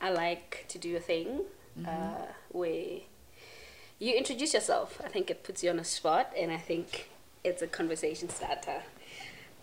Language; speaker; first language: English; non-native, local second language; Tswana